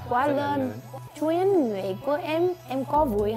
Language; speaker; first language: Vietnamese; non-native, learner; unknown